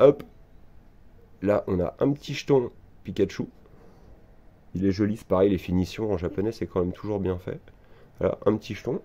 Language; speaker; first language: French; native; French